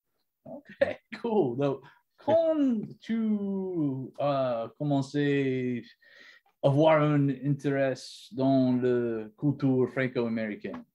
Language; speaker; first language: French; non-native, learner; English